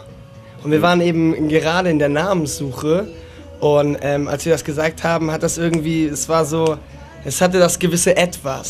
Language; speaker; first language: German; native; German